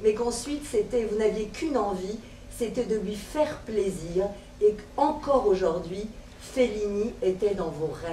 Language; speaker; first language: French; native; French